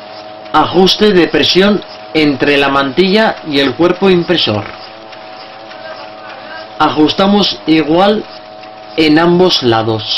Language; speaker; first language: Spanish; native; Spanish